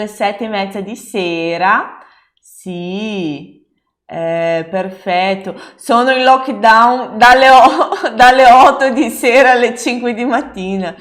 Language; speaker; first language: Italian; non-native, fluent; Portuguese